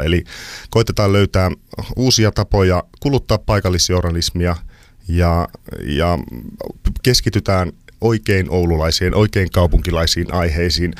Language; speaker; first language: Finnish; native; Finnish